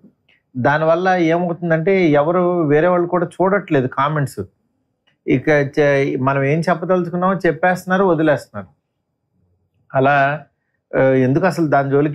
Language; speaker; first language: Telugu; native; Telugu